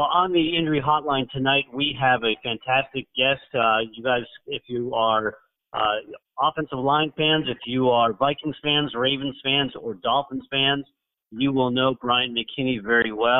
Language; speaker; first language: English; native; English